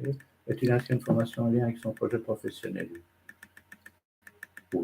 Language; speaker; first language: French; native; French